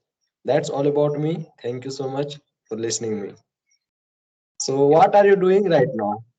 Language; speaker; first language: English; non-native, learner; Hindi